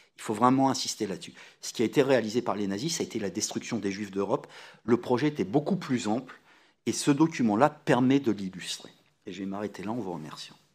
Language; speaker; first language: French; native; French